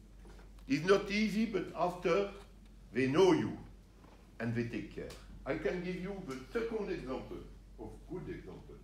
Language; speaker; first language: English; non-native, learner; French